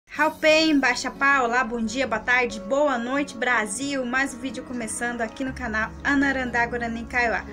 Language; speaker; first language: Portuguese; non-native, local second language; Guarani